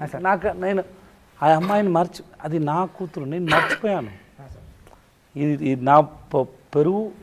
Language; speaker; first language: Telugu; non-native, learner; Tamil